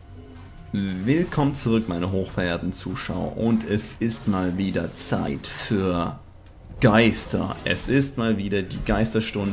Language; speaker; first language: German; native; German